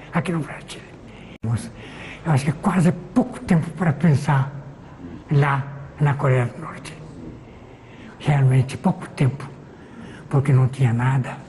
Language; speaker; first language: Portuguese; non-native, learner; Korean